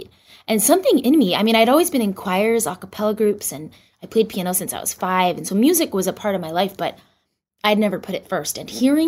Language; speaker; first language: English; native; English